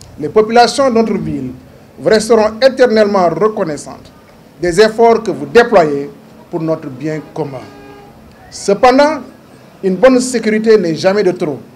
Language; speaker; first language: French; non-native, local second language; Wolof